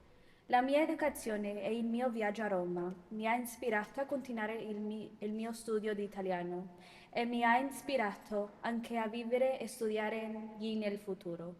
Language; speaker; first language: Italian; non-native, learner; English